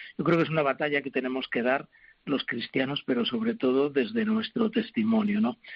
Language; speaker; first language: Spanish; native; Spanish